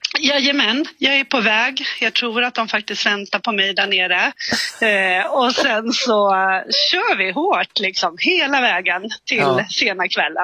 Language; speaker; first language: Swedish; native; Swedish